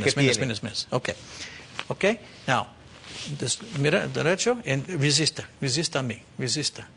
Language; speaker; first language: Spanish; non-native, learner; English